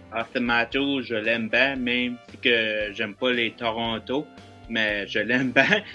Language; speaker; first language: French; native; French